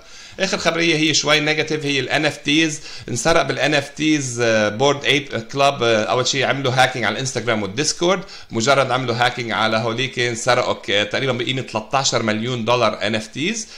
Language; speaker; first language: Arabic; native; Arabic